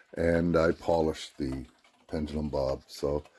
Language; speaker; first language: English; native; English